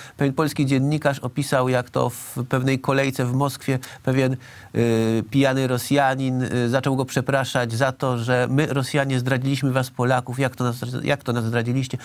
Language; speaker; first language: Polish; native; Polish